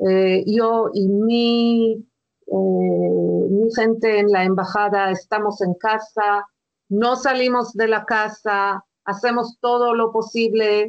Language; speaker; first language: Spanish; non-native, fluent; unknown